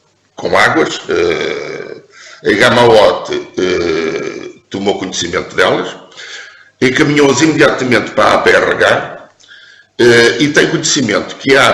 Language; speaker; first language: Portuguese; native; Portuguese